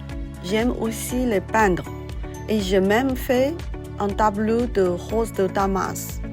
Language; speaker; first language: French; non-native, fluent; Chinese